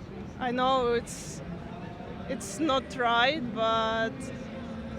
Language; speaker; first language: English; non-native, learner; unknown